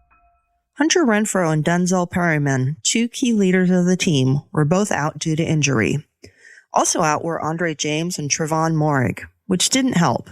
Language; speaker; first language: English; native; English